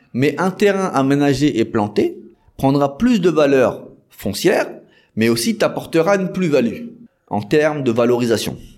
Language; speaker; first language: French; native; French